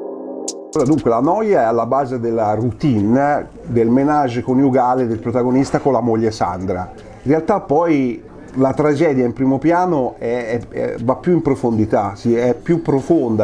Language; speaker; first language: Italian; native; Italian